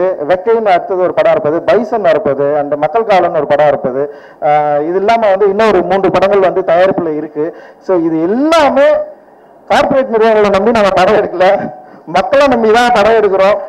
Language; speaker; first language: Tamil; native; Tamil